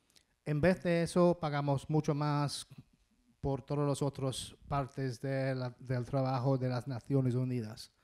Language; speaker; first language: Spanish; non-native, fluent; English